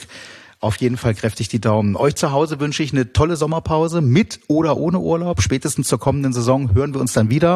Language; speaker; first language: German; native; German